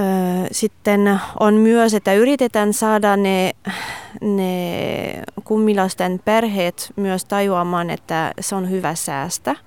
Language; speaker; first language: Finnish; non-native, fluent; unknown